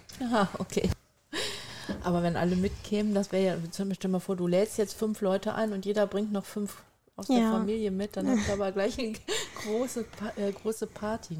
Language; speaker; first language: German; native; German